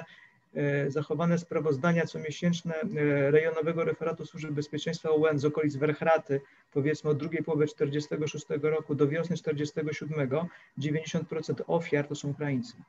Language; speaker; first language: Polish; native; Polish